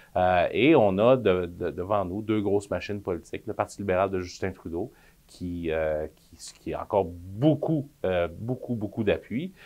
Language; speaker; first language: French; native; French